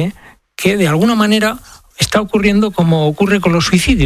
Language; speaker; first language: Spanish; native; Spanish